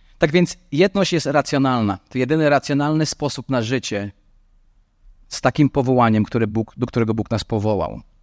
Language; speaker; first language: Polish; non-native, fluent; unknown